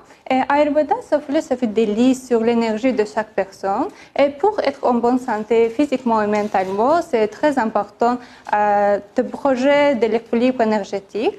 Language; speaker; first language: French; non-native, learner; Azerbaijani